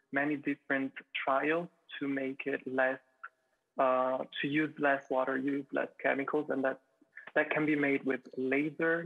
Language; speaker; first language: English; non-native, fluent; Italian